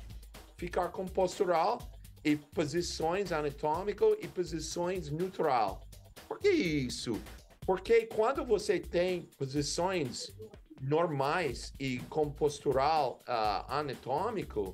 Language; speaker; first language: Portuguese; non-native, learner; English